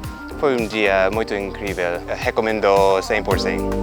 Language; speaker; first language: Portuguese; non-native, fluent; English